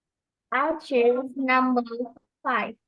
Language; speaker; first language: English; non-native, learner; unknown